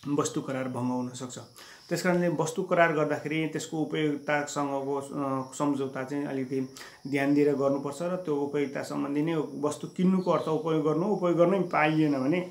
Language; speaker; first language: Nepali; native; Nepali